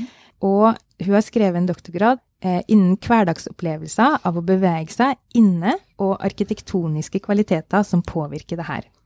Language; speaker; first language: Norwegian; native; Norwegian